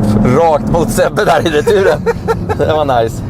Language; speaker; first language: Swedish; native; Swedish